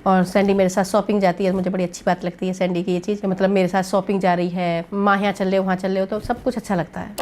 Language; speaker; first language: Hindi; native; Hindi